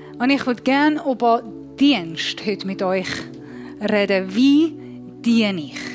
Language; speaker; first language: German; non-native, fluent; Persian